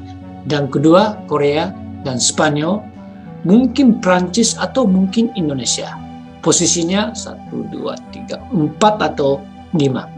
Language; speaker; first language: Indonesian; non-native, fluent; Japanese